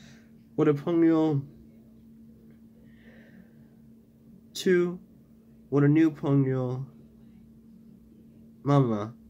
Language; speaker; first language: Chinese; non-native, learner; English